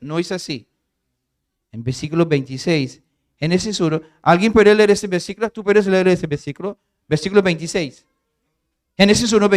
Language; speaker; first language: Spanish; non-native, fluent; English